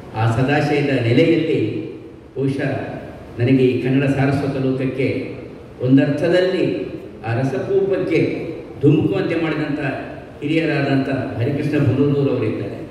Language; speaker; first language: Kannada; non-native, local second language; Tulu